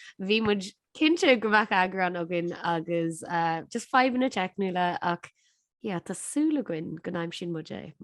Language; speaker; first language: Irish; native; Irish